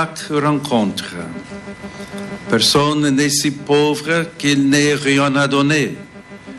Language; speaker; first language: French; non-native, fluent; English